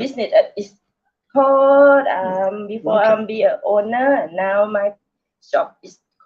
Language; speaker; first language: English; non-native, learner; Thai